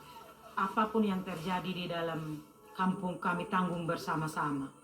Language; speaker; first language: Indonesian; non-native, local second language; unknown